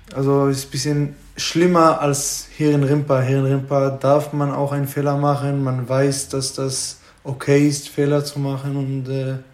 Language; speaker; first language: German; non-native, fluent; Hebrew